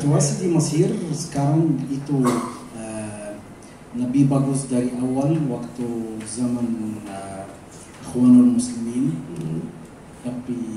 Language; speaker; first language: Indonesian; non-native, local second language; Arabic